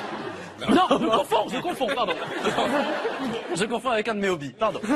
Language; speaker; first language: French; native; French